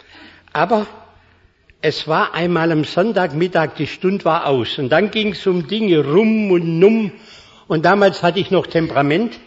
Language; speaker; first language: German; native; German